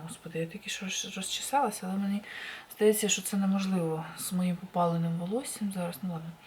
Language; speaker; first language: Ukrainian; native; Ukrainian